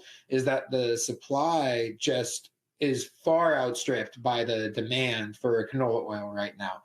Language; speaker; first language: English; native; English